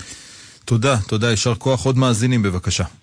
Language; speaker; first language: Hebrew; native; Hebrew